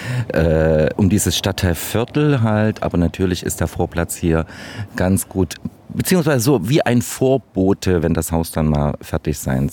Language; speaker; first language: German; native; German